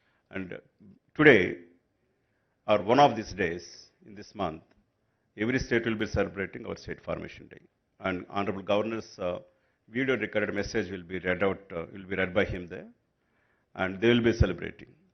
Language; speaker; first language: English; non-native, local second language; Telugu